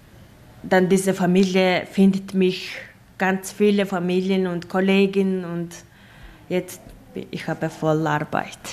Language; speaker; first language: German; non-native, learner; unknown